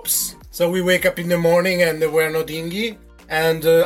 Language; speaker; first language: English; non-native, fluent; Italian